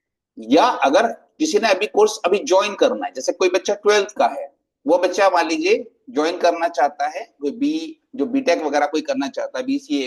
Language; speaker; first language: Hindi; native; Hindi